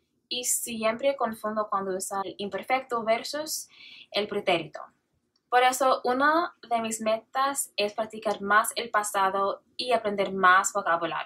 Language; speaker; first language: Spanish; non-native, learner; English